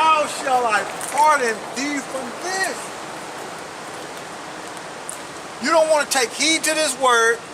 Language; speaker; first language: English; native; English